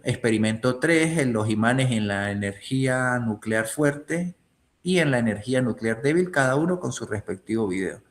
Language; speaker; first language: Spanish; native; Spanish